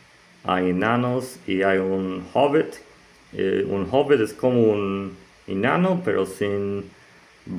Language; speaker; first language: Spanish; non-native, learner; English